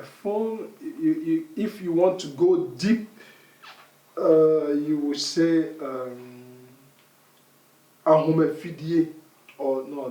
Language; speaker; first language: English; non-native, local second language; Akan